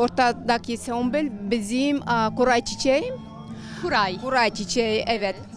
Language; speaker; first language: Turkish; non-native, learner; Bashkir